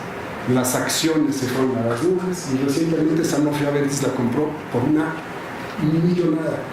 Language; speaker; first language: Spanish; native; Spanish